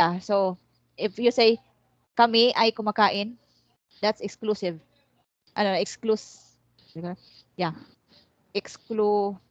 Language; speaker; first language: English; non-native, fluent; Filipino